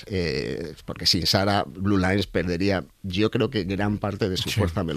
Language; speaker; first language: Spanish; native; Spanish